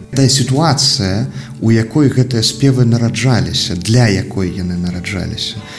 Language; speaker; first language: Belarusian; native; Belarusian